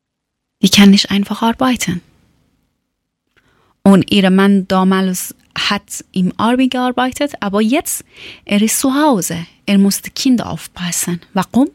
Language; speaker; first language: German; non-native, learner; Persian